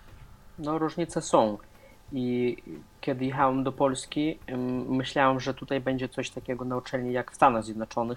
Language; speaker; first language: Polish; non-native, fluent; Russian